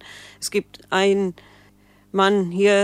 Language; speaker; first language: German; non-native, fluent; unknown